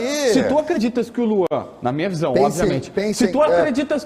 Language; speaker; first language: Portuguese; native; Portuguese